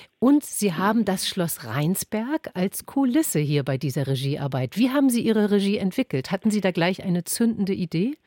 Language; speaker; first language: German; native; German